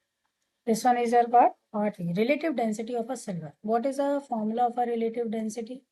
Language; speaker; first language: English; non-native, local second language; Hindi